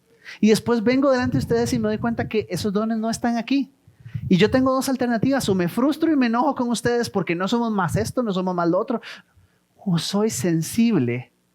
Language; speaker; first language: Spanish; native; Spanish